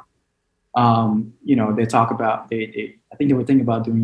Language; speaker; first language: English; non-native, local second language; Filipino